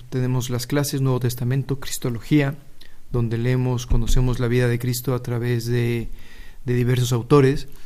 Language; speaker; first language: Spanish; native; Spanish